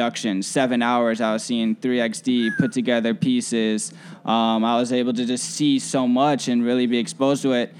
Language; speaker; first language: English; native; English